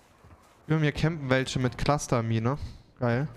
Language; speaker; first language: German; native; German